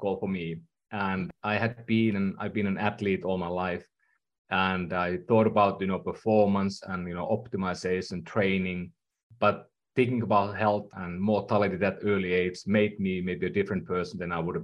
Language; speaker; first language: English; non-native, fluent; Finnish